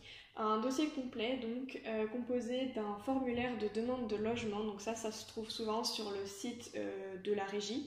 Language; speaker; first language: French; native; French